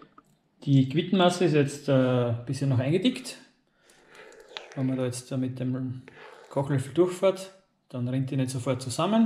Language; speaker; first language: German; native; German